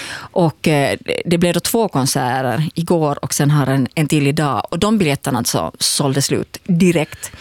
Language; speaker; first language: Swedish; native; Swedish